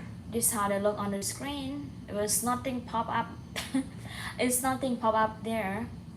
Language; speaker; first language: English; non-native, learner; Thai